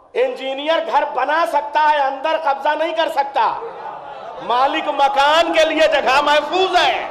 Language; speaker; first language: Hindi; native; Hindi